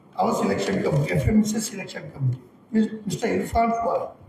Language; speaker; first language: English; non-native, local second language; Sinhala